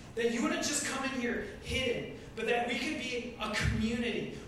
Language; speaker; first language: English; native; English